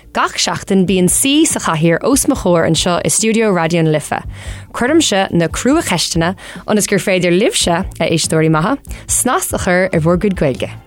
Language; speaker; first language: Irish; non-native, local second language; English